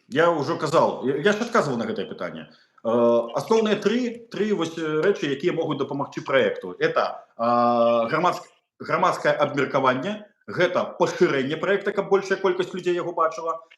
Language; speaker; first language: Belarusian; non-native, local second language; Russian